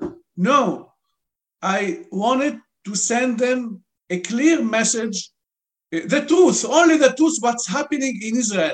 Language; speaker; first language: English; non-native, fluent; Arabic